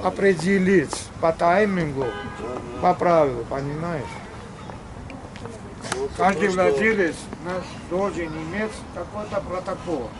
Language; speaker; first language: Russian; non-native, fluent; Georgian